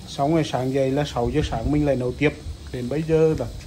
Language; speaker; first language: Vietnamese; native; Vietnamese